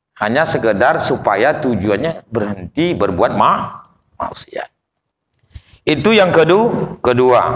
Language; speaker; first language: Malay; native; Malay